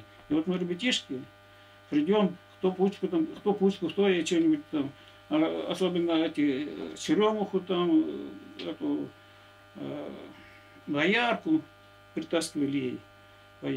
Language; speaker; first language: Russian; native; Russian